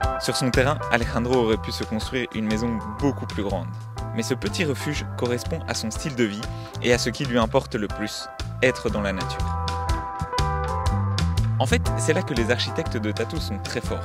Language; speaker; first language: French; native; French